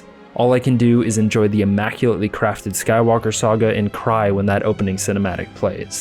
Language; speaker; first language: English; native; English